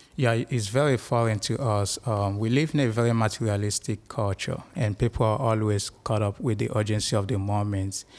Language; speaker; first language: English; non-native, local second language; Igbo